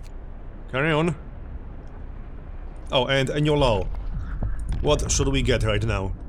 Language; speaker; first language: English; native; English